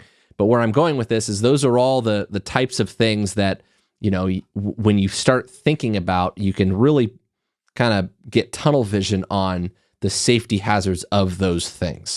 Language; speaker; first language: English; native; English